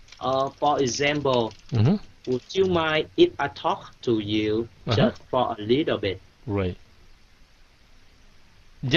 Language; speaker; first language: English; non-native, learner; Vietnamese